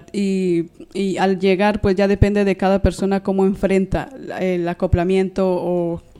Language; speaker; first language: Spanish; native; Spanish